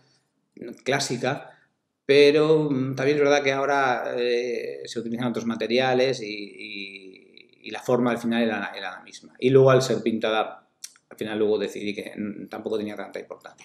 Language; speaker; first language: Spanish; native; Spanish